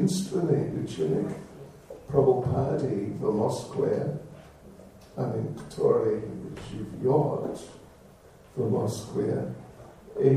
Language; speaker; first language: Russian; non-native, learner; English